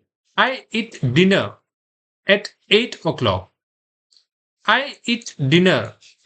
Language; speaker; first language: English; non-native, fluent; Gujarati